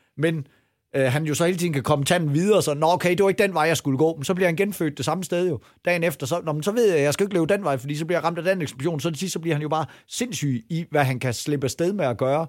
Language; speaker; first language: Danish; native; Danish